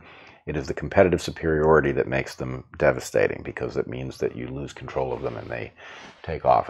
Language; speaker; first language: English; native; English